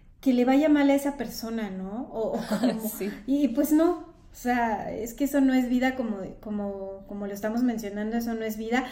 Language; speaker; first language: Spanish; native; Spanish